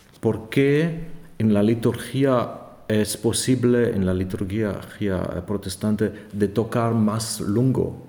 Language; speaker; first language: Spanish; non-native, learner; German